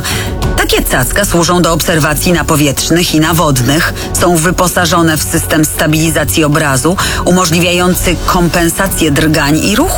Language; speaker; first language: Polish; native; Polish